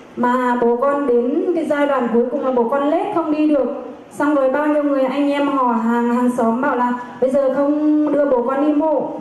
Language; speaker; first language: Vietnamese; native; Vietnamese